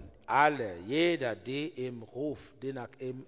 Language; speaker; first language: German; non-native, learner; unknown